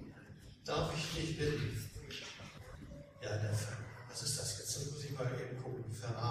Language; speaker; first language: German; native; German